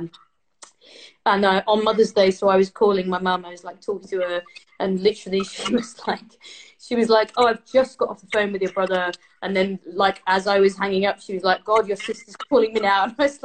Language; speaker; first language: English; native; English